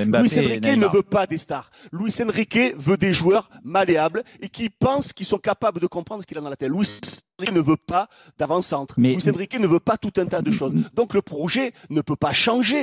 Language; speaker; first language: French; native; French